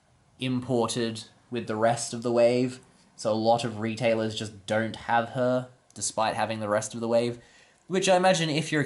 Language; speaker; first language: English; native; English